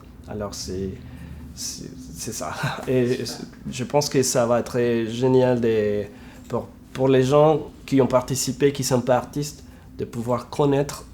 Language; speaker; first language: French; non-native, fluent; Spanish